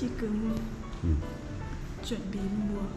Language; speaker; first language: Korean; non-native, learner; Vietnamese